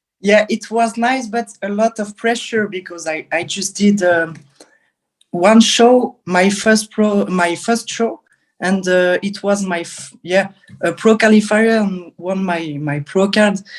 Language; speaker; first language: English; non-native, learner; French